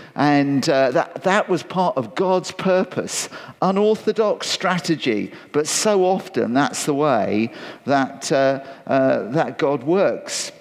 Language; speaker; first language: English; native; English